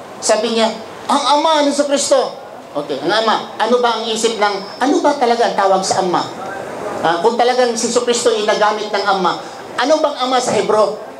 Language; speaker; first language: Filipino; non-native, local second language; Cebuano